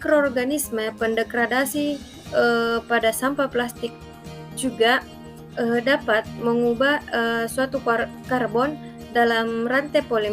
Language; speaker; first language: Indonesian; native; Indonesian